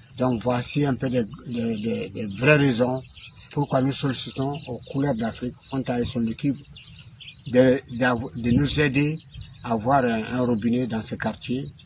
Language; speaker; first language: French; non-native, local second language; Bambara